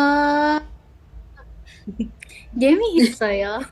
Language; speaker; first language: Korean; non-native, learner; Indonesian